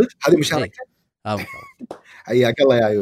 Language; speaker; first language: Arabic; native; Arabic